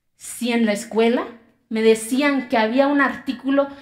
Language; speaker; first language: Spanish; non-native, local second language; Zapotec